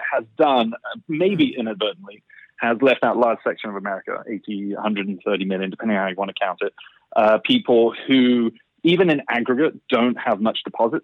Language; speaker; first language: English; native; English